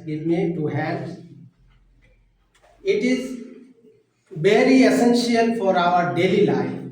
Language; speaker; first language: English; non-native, learner; Bangla